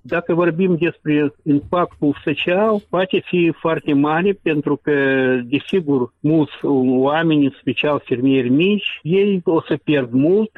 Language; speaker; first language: Romanian; non-native, local second language; Russian